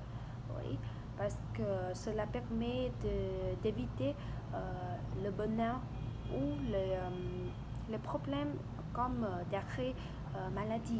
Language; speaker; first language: French; non-native, learner; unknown